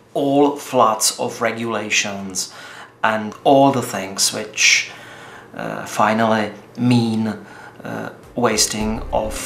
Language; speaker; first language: English; non-native, fluent; Czech